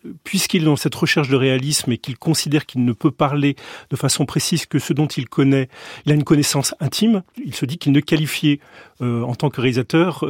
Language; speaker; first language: French; native; French